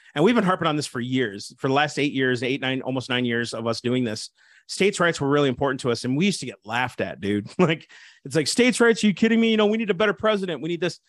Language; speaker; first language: English; early bilingual, other home language; Spanish